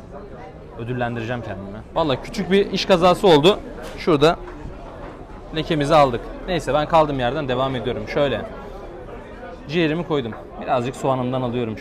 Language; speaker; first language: Turkish; native; Turkish